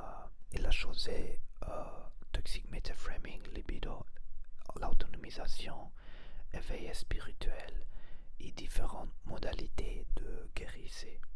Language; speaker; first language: French; non-native, learner; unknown